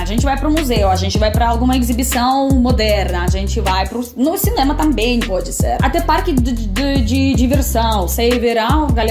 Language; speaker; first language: Portuguese; non-native, fluent; Russian